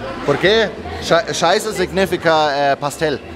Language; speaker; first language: Spanish; non-native, fluent; German